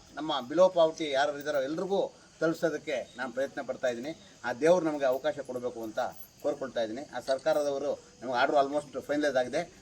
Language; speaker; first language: Kannada; native; Kannada